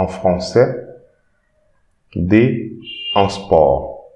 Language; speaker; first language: French; non-native, fluent; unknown